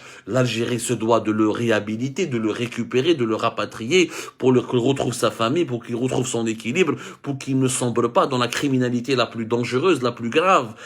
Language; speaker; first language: French; non-native, local second language; Arabic